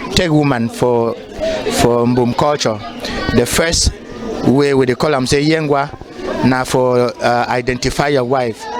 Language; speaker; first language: Nigerian Pidgin; non-native, local second language; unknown